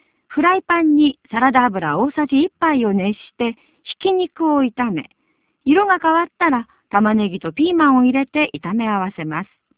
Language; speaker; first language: Japanese; native; Japanese